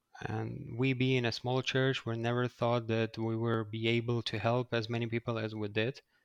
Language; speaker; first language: English; non-native, fluent; Ukrainian